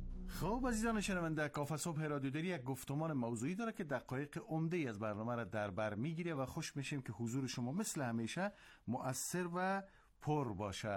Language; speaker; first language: Persian; native; Persian